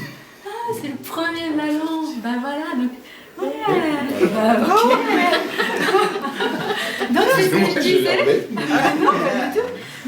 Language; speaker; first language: French; native; French